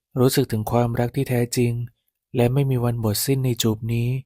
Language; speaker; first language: Thai; native; Thai